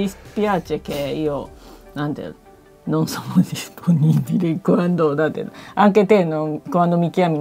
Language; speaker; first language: Italian; non-native, learner; Japanese